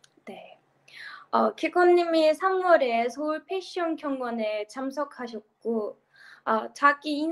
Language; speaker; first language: Korean; non-native, learner; Turkish